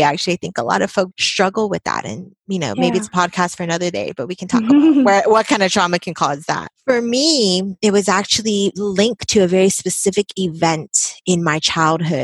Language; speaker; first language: English; native; English